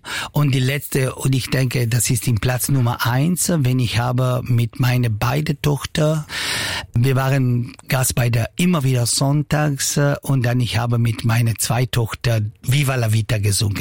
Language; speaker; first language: German; non-native, local second language; Italian